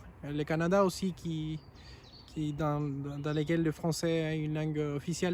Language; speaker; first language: French; non-native, fluent; Spanish